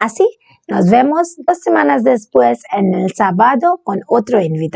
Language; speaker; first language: Spanish; non-native, learner; Bangla